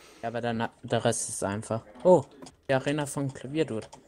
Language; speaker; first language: German; native; German